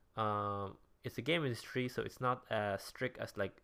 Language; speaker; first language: English; non-native, local second language; Cebuano